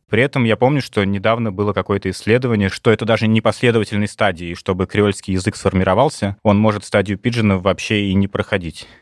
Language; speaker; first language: Russian; native; Russian